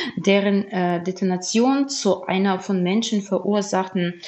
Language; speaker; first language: German; non-native, fluent; Ukrainian